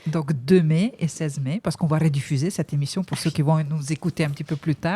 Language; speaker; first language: French; native; French